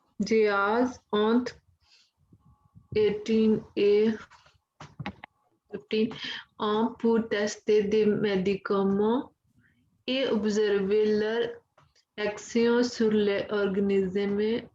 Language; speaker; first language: French; non-native, learner; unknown